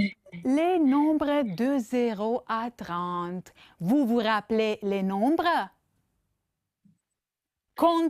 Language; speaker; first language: French; non-native, fluent; Romanian